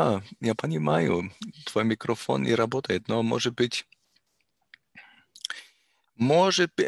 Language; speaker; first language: Russian; non-native, learner; German